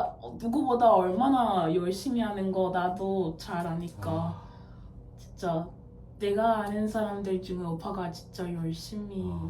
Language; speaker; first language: Korean; non-native, fluent; English